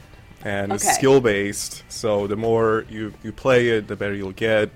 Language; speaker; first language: English; non-native, fluent; Persian